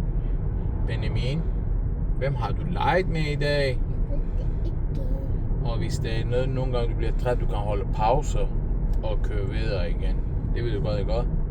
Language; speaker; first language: Danish; non-native, learner; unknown